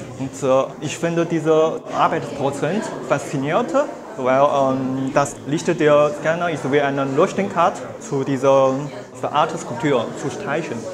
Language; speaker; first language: German; non-native, learner; Chinese